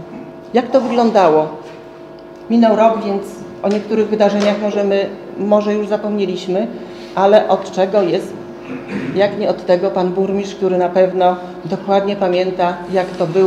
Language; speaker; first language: Polish; native; Polish